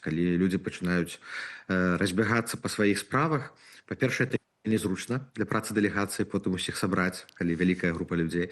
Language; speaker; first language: Belarusian; native; Belarusian